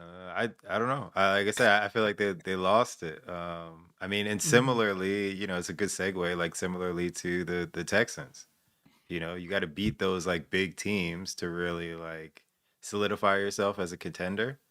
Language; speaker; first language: English; native; English